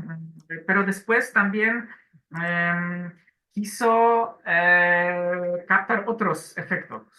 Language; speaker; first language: Spanish; non-native, learner; Polish